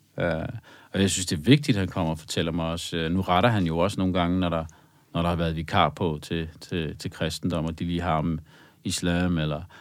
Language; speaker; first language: Danish; early bilingual, other home language; Arabic